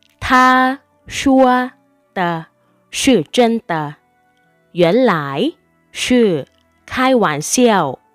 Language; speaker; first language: Chinese; non-native, fluent; Thai